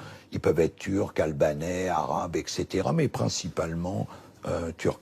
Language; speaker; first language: French; native; French